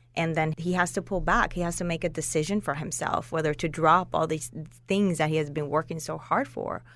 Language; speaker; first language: English; non-native, fluent; Spanish